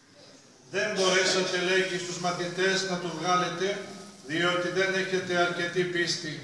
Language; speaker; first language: Greek; native; Greek